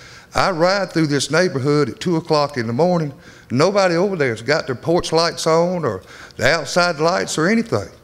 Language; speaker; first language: English; native; English